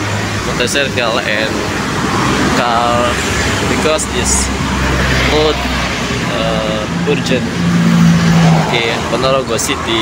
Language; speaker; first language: English; non-native, learner; Indonesian